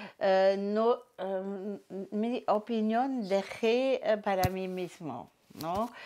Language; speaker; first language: Spanish; non-native, fluent; German